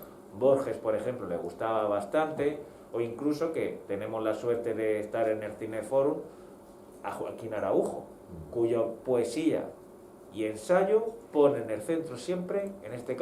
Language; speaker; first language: Spanish; native; Spanish